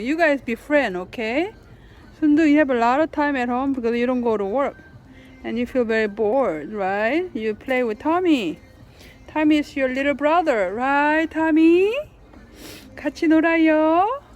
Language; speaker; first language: English; non-native, fluent; Korean